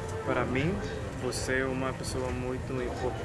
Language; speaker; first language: Portuguese; non-native, fluent; Spanish